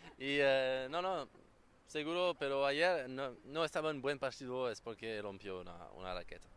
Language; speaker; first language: Spanish; non-native, learner; French